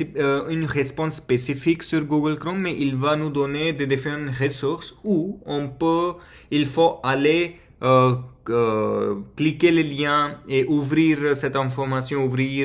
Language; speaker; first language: French; non-native, fluent; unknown